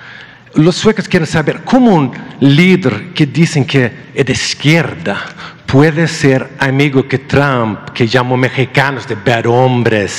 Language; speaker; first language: Spanish; non-native, learner; Swedish